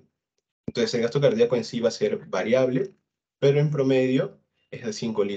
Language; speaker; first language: Spanish; native; Spanish